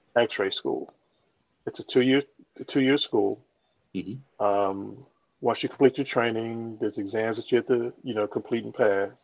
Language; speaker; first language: English; native; English